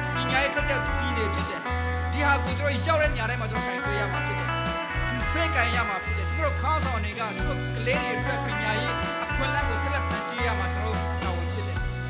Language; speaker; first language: Burmese; non-native, local second language; Hakha Chin